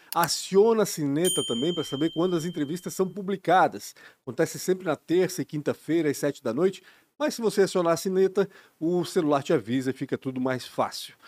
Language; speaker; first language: Portuguese; native; Portuguese